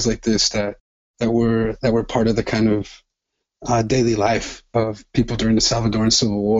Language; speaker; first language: English; native; English